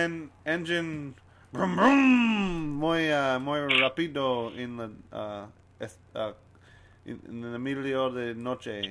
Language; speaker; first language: Spanish; non-native, learner; English